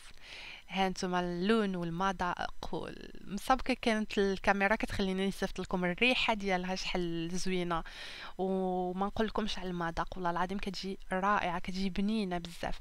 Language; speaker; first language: Arabic; native; Arabic